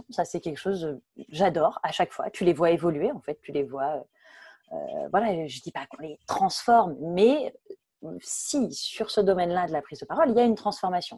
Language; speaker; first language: French; native; French